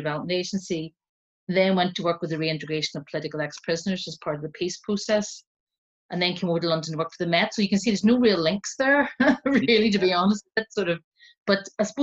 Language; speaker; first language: English; native; English